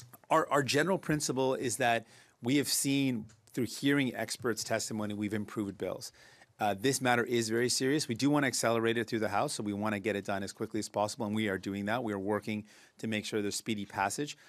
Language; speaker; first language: English; native; English